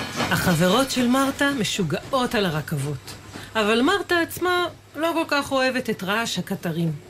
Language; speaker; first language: Hebrew; native; Hebrew